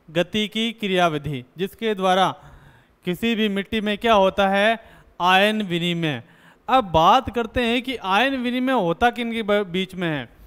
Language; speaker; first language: Hindi; native; Hindi